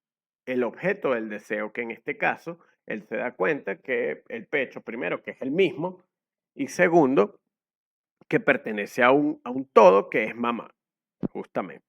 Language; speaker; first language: Spanish; native; Spanish